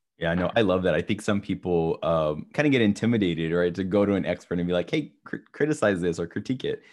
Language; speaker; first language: English; native; English